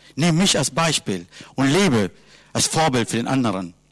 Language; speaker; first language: German; non-native, fluent; Sinhala